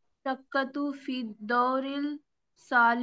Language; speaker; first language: Arabic; non-native, learner; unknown